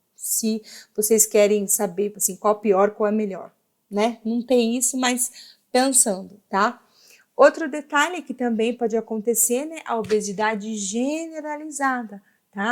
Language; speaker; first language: Portuguese; native; Portuguese